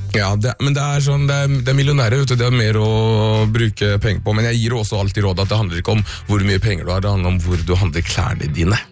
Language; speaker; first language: Norwegian; early bilingual, other home language; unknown